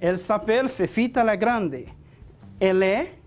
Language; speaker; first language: French; non-native, fluent; Spanish